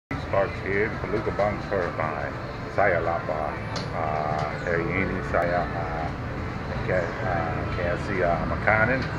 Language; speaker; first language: Indonesian; non-native, learner; English